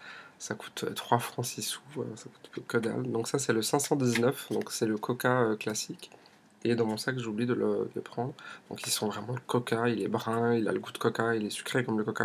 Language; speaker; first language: French; native; French